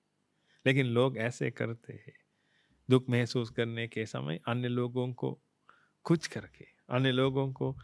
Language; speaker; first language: Hindi; non-native, fluent; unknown